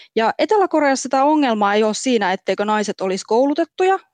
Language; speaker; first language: Finnish; native; Finnish